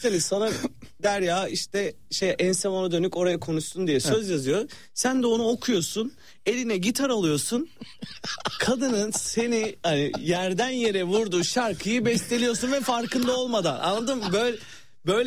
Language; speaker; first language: Turkish; native; Turkish